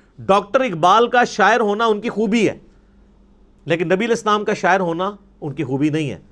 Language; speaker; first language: Urdu; non-native, local second language; Punjabi